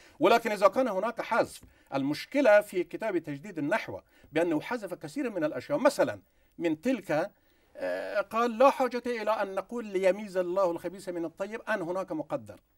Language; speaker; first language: Arabic; non-native, fluent; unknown